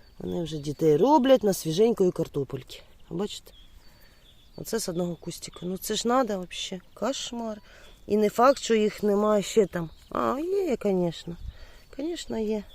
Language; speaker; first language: Ukrainian; non-native, local second language; Russian